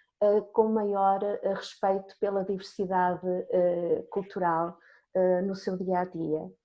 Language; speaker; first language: Portuguese; native; Portuguese